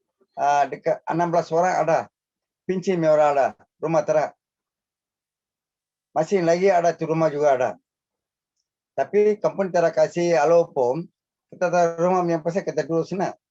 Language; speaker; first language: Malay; non-native, local second language; Tamil